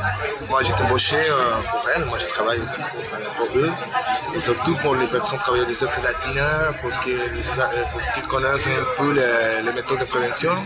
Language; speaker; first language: French; non-native, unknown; Spanish